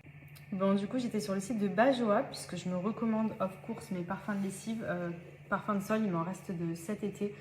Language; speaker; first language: French; native; French